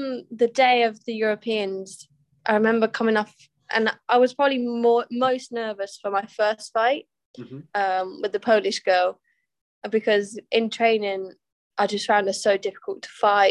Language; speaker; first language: English; native; English